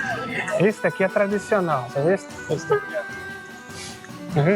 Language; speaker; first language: Spanish; non-native, learner; Portuguese